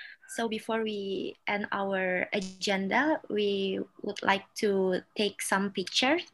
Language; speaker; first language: English; non-native, fluent; Indonesian